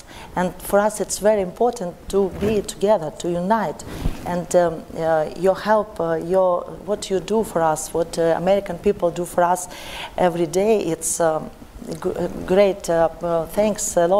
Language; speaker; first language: English; non-native, learner; Ukrainian